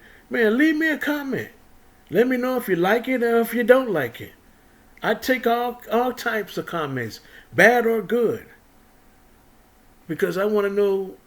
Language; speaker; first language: English; native; English